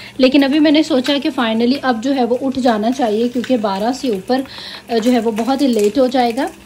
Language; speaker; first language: Urdu; native; Urdu